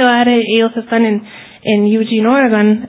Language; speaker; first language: Spanish; early bilingual, heritage; Spanish